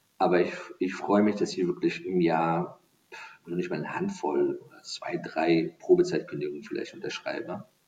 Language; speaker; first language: German; non-native, fluent; Persian